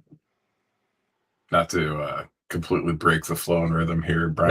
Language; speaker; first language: English; native; English